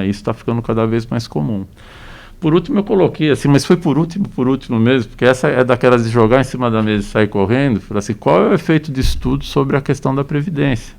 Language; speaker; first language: Portuguese; native; Portuguese